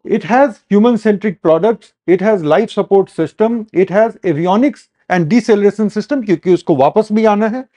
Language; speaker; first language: Hindi; native; Hindi